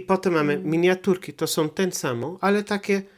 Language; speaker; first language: Polish; non-native, learner; Portuguese